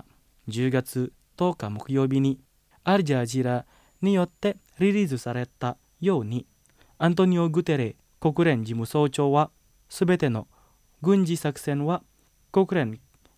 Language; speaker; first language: Japanese; non-native, fluent; Indonesian